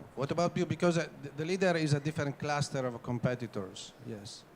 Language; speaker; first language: English; non-native, fluent; Italian